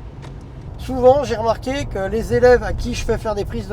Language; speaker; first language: French; native; French